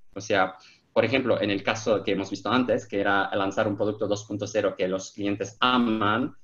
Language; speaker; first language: Spanish; non-native, fluent; Turkish